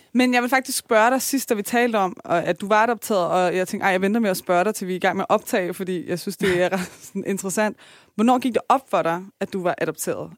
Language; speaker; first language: Danish; early bilingual, other home language; Persian